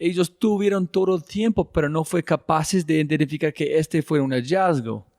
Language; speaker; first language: Spanish; non-native, fluent; English